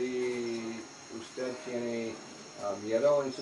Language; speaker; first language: Spanish; non-native, learner; English